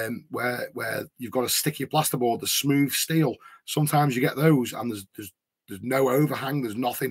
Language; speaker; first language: English; native; English